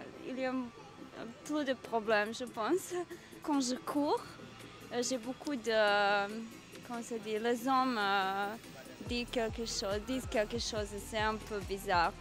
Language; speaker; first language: French; non-native, learner; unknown